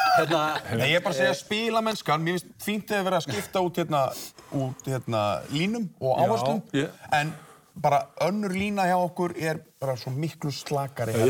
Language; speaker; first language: Icelandic; native; Icelandic